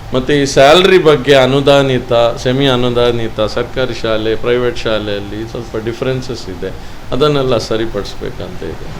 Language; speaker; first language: Kannada; native; Kannada